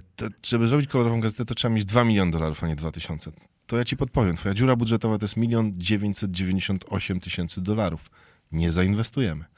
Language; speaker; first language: Polish; native; Polish